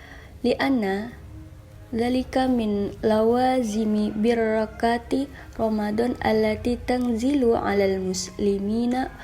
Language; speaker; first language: Arabic; non-native, learner; Indonesian